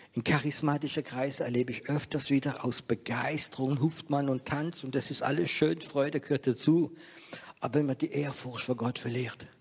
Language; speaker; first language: German; non-native, fluent; French